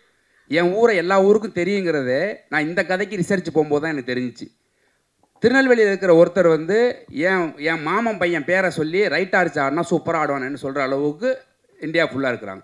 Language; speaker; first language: Tamil; native; Tamil